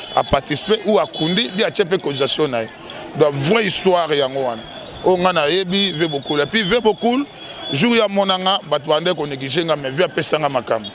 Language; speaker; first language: Lingala; native; Lingala